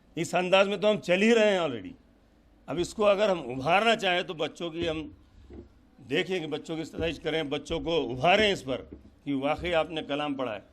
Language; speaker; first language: Urdu; native; Urdu